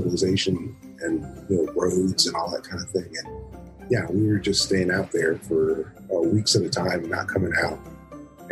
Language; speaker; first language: English; native; English